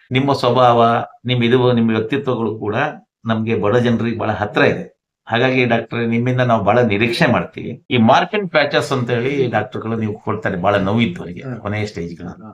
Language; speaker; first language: Kannada; native; Kannada